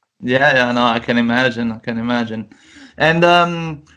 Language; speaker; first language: English; non-native, fluent; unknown